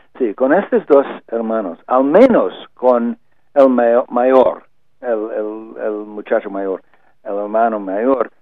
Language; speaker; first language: Spanish; non-native, learner; English